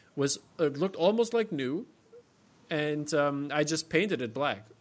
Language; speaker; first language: English; non-native, fluent; German